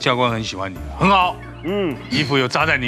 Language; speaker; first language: Chinese; native; Chinese